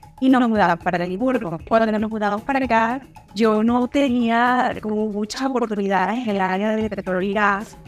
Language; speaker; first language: Spanish; native; Spanish